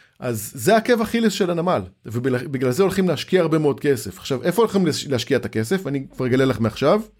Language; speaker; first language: Hebrew; native; Hebrew